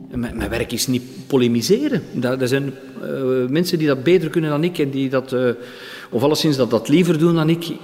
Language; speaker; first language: Dutch; native; Dutch